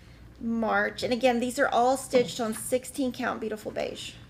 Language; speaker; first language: English; native; English